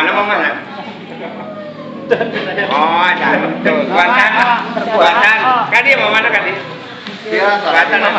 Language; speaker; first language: Indonesian; non-native, local second language; Sundanese